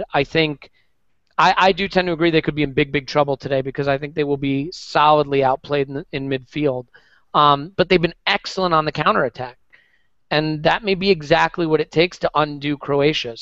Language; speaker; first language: English; native; English